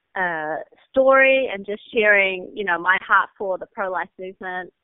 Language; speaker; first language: English; native; English